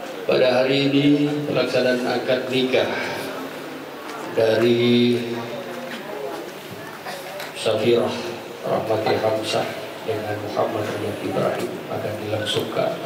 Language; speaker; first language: Indonesian; native; Indonesian